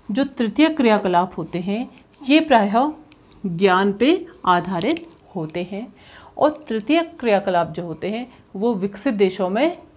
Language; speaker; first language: Hindi; native; Hindi